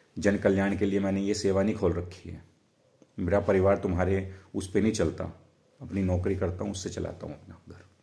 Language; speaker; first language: Hindi; native; Hindi